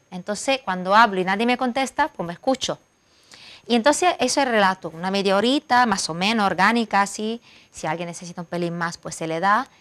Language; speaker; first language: Spanish; non-native, fluent; Italian